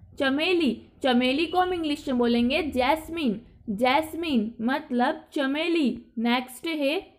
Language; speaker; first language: Hindi; native; Hindi